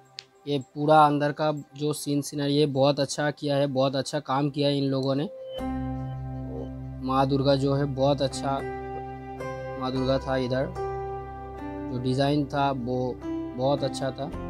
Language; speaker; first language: Hindi; non-native, local second language; Bangla